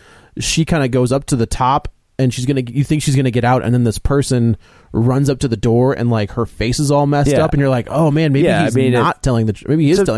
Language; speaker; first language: English; native; English